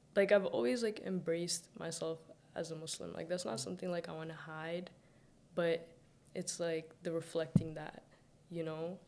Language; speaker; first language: English; early bilingual, other home language; Arabic